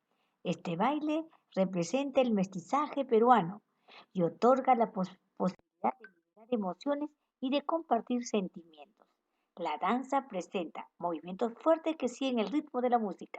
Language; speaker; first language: Spanish; native; Spanish